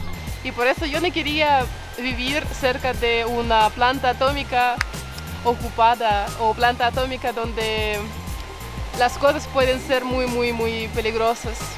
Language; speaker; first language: Spanish; non-native, learner; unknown